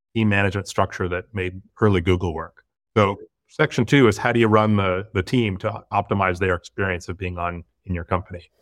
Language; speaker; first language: English; native; English